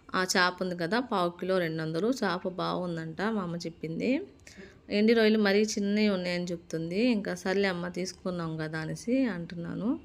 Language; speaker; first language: Telugu; native; Telugu